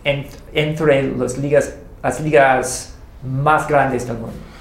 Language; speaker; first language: Spanish; non-native, fluent; English